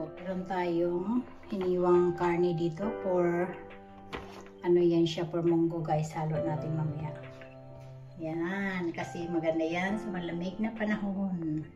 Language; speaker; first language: Filipino; native; Filipino